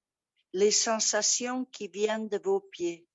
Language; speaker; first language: French; non-native, fluent; Catalan